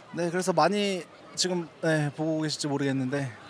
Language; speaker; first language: Korean; native; Korean